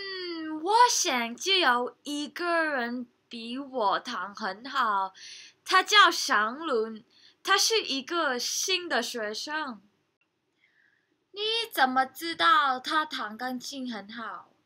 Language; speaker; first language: Chinese; non-native, learner; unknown